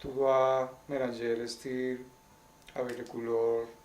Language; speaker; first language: French; non-native, learner; Spanish